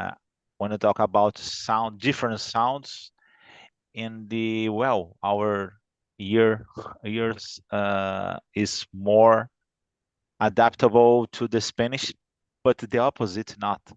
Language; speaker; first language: English; non-native, fluent; Portuguese